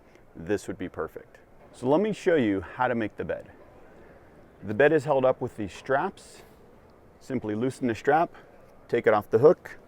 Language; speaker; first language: English; native; English